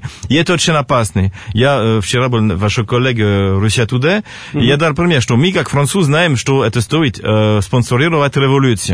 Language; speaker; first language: Russian; non-native, fluent; French